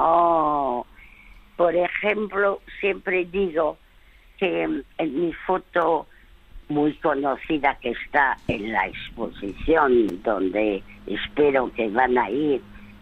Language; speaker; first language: Spanish; early bilingual, other home language; French